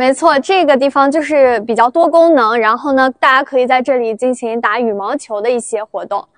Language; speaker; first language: Chinese; native; Chinese